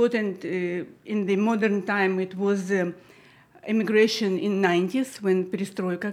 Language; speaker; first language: English; non-native, learner; Russian